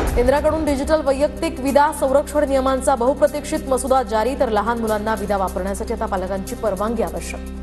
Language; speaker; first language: Marathi; native; Marathi